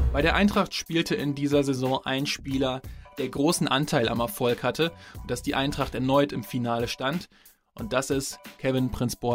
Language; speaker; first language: German; native; German